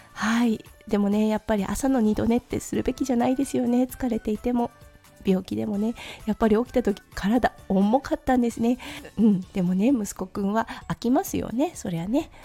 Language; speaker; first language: Japanese; native; Japanese